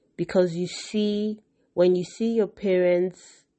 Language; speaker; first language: English; non-native, local second language; Yoruba